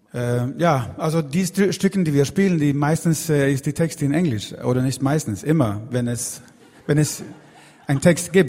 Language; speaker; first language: German; non-native, fluent; Swedish